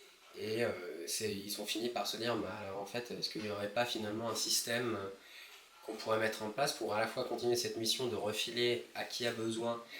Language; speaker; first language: French; native; French